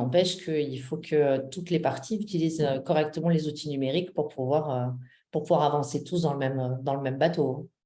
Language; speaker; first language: French; native; French